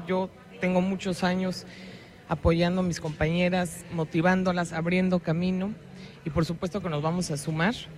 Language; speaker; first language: Spanish; native; Spanish